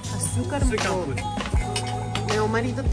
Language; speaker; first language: Portuguese; non-native, learner; French